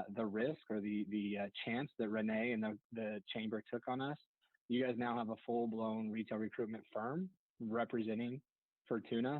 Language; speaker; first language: English; native; English